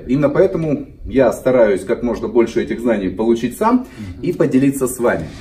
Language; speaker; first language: Russian; native; Russian